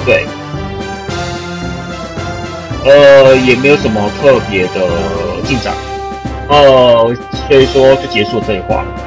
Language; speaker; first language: Chinese; native; Chinese